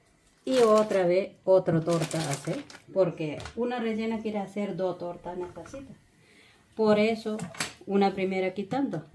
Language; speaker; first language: Spanish; non-native, learner; Malayalam